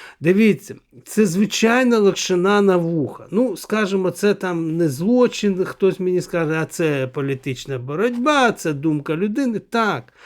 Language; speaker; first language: Ukrainian; non-native, local second language; Russian